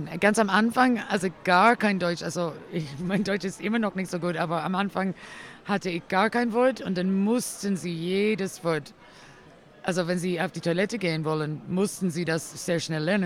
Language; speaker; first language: German; non-native, learner; English